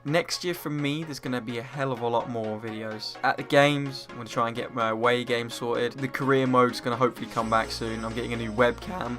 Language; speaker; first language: English; native; English